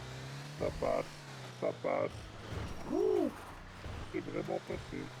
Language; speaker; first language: French; native; French